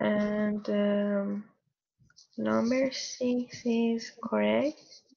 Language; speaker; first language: English; non-native, learner; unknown